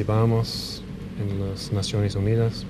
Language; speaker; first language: Spanish; non-native, fluent; English